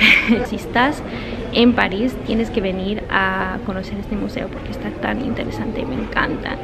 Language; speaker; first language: Spanish; early bilingual, heritage; English